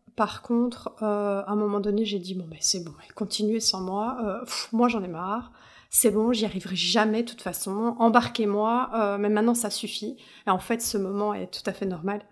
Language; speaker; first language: French; native; French